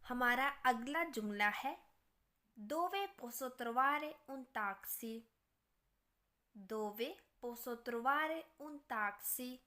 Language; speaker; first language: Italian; non-native, learner; Urdu